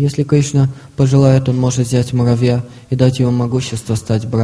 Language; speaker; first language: Russian; native; Russian